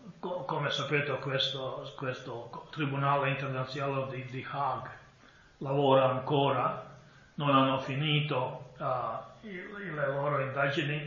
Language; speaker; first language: Italian; non-native, fluent; Croatian